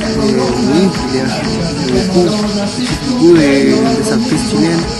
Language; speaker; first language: French; non-native, learner; Spanish